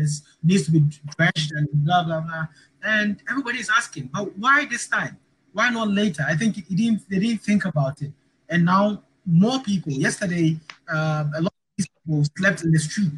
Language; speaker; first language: English; non-native, local second language; Ga